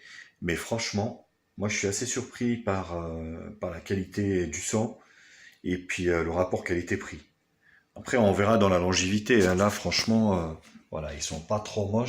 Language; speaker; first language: French; native; French